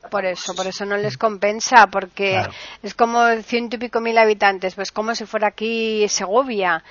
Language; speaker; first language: Spanish; native; Spanish